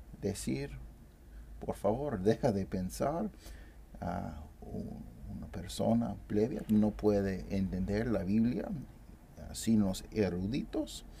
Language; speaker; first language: Spanish; non-native, fluent; English